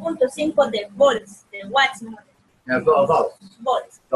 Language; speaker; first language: Spanish; native; Spanish